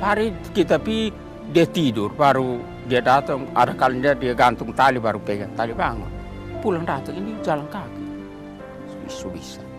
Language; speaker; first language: Indonesian; non-native, local second language; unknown